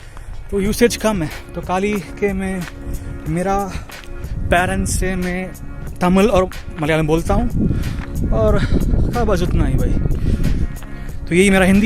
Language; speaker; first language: Hindi; non-native, local second language; Tamil